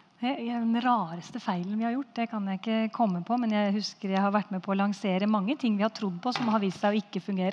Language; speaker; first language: Norwegian; native; Norwegian